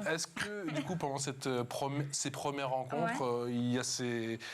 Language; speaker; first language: French; native; French